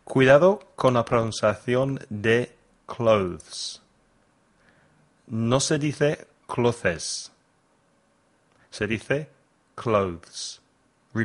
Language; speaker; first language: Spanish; non-native, fluent; English